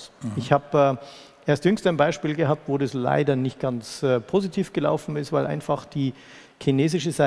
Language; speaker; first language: German; native; German